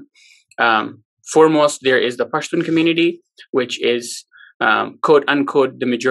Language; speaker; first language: English; non-native, local second language; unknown